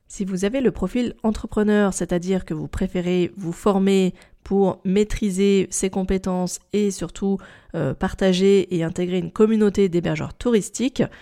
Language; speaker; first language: French; native; French